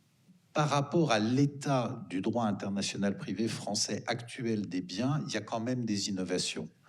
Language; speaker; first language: French; native; French